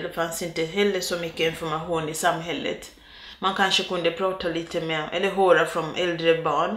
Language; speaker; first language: Swedish; non-native, fluent; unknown